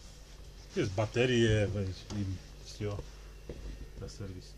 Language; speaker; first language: Russian; non-native, learner; Czech